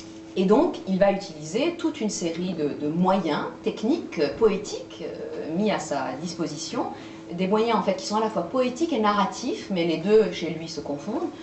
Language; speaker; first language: French; native; French